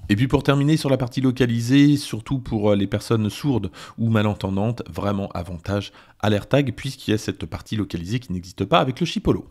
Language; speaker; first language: French; native; French